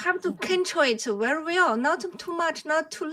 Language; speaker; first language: English; non-native, learner; Chinese